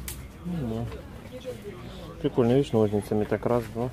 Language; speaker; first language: Russian; native; Russian